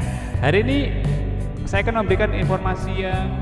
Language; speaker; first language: Indonesian; native; Indonesian